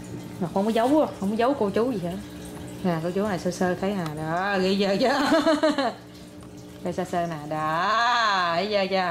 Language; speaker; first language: Vietnamese; native; Vietnamese